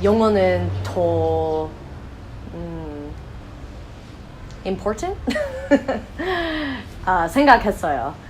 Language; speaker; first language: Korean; early bilingual, heritage; English